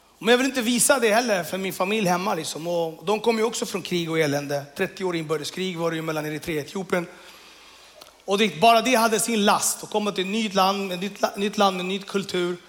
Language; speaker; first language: Swedish; early bilingual, other home language; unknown